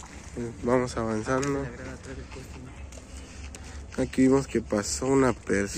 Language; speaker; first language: Spanish; native; Spanish